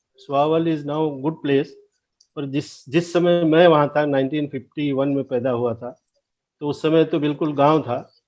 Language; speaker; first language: Hindi; native; Hindi